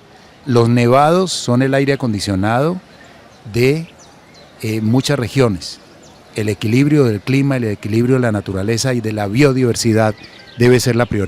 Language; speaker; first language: Spanish; native; Spanish